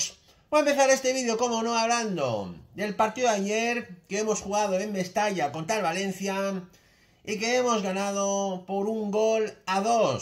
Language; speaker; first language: Spanish; native; Spanish